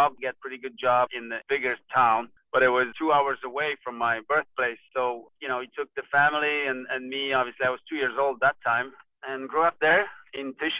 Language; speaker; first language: English; non-native, fluent; Polish